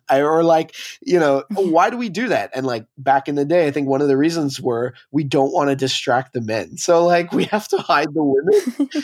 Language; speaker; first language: English; native; English